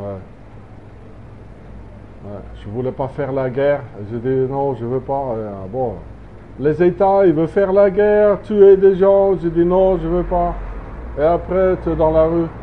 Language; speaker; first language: French; non-native, learner; English